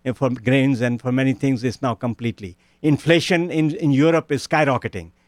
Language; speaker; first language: English; non-native, local second language; Punjabi